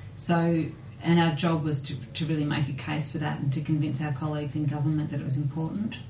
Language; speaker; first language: English; native; English